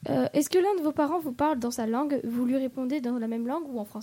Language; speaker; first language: French; early bilingual, other home language; Arabic